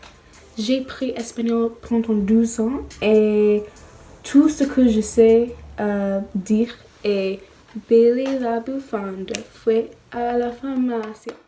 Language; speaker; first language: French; non-native, learner; English